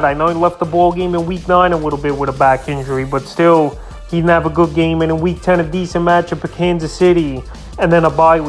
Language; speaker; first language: English; native; English